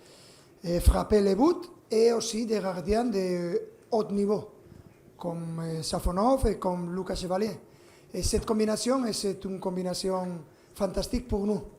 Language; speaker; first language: French; non-native, fluent; Spanish